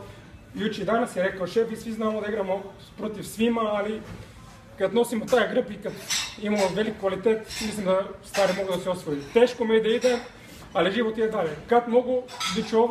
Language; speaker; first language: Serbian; non-native, fluent; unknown